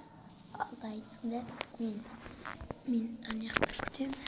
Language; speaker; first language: Kazakh; native; Kazakh